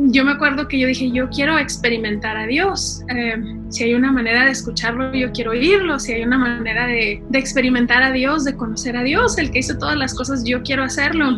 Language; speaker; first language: Spanish; native; Spanish